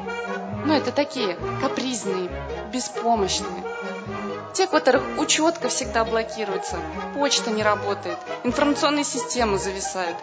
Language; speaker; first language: Russian; native; Russian